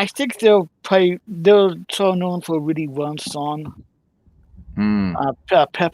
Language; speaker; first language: English; native; English